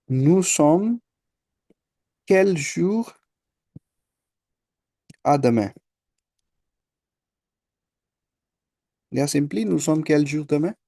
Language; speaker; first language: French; non-native, fluent; Hindi